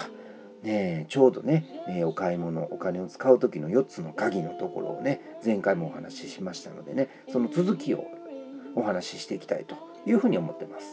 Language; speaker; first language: Japanese; native; Japanese